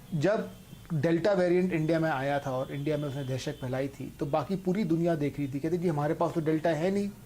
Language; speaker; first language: Hindi; native; Hindi